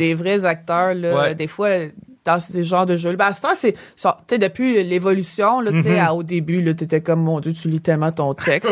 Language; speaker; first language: French; native; French